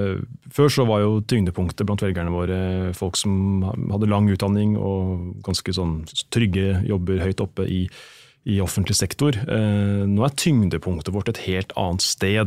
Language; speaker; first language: Norwegian; native; Norwegian